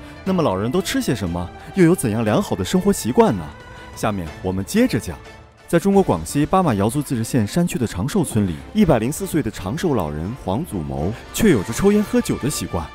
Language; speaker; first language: Chinese; native; Chinese